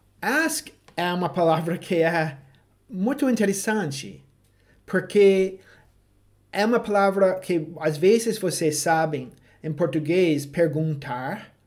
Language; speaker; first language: Portuguese; non-native, fluent; English